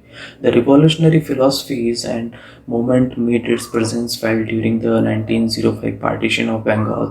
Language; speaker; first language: English; non-native, local second language; Hindi